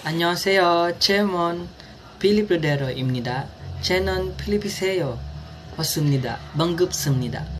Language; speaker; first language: Korean; non-native, learner; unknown